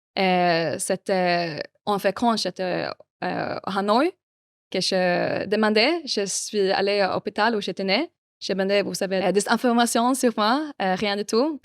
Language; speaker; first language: French; non-native, fluent; Swedish